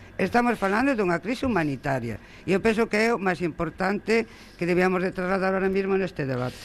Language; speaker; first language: Galician; native; Galician